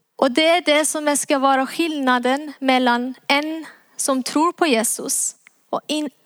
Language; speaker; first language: Swedish; non-native, fluent; Persian